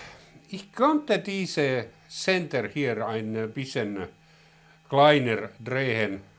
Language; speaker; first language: German; non-native, learner; Finnish